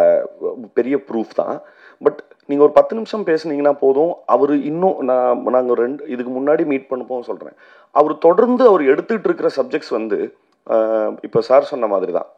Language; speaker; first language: Tamil; native; Tamil